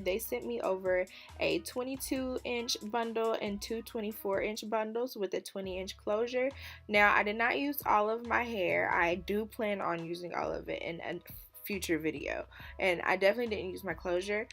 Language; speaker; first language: English; native; English